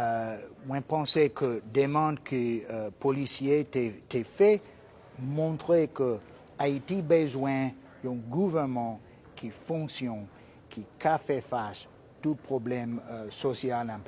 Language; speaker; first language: Haitian Creole; non-native, fluent; English